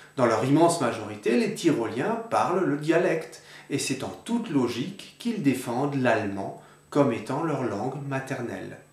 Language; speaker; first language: French; native; French